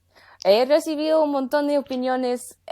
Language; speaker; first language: Spanish; non-native, fluent; English